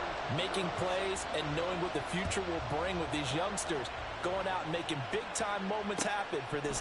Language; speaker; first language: English; native; English